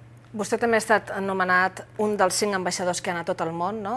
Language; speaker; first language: Catalan; native; Catalan